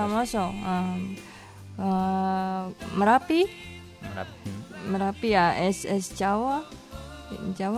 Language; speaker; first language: Catalan; non-native, learner; Indonesian